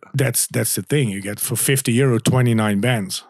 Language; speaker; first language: English; non-native, fluent; Dutch